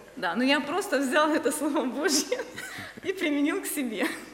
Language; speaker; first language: Russian; native; Russian